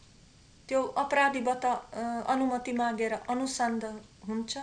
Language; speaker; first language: Nepali; non-native, learner; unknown